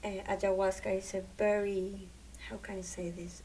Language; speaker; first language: English; non-native, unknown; Spanish